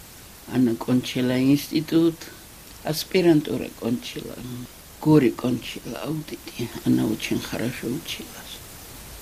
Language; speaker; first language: Russian; non-native, local second language; Georgian